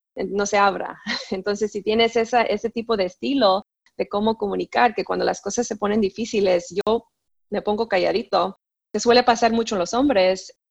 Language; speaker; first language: Spanish; early bilingual, heritage; Spanish